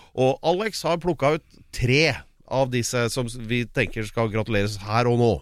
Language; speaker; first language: Norwegian; native; Norwegian